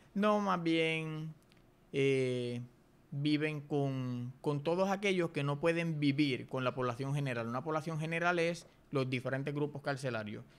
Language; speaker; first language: Spanish; native; Spanish